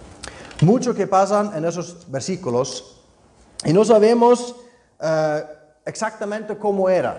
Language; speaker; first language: Spanish; non-native, fluent; Icelandic